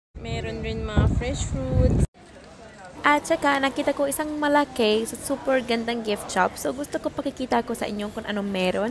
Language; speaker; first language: Filipino; non-native, learner; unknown